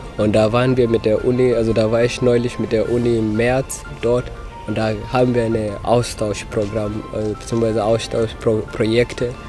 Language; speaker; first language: German; non-native, fluent; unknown